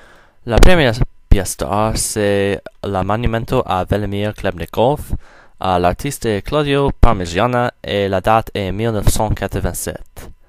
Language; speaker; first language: French; non-native, learner; English